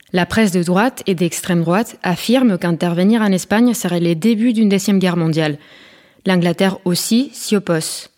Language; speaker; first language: French; non-native, fluent; Spanish